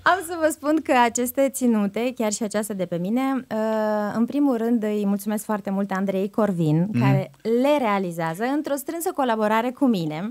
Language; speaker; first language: Romanian; non-native, fluent; Russian